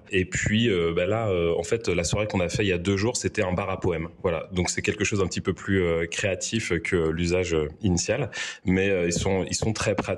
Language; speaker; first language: French; native; French